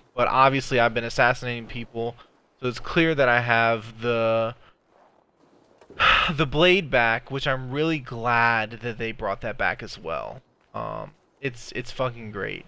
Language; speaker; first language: English; native; English